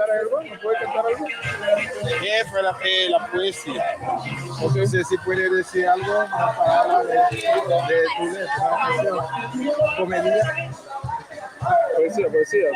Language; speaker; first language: Spanish; non-native, learner; Haitian Creole